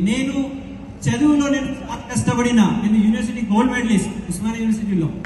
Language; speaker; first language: Telugu; non-native, local second language; Hindi